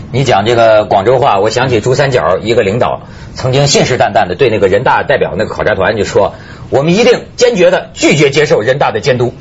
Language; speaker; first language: Chinese; native; Chinese